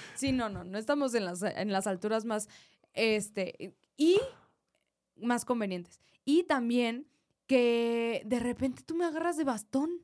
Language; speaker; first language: Spanish; native; Spanish